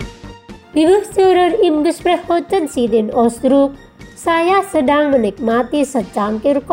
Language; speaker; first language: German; non-native, fluent; Indonesian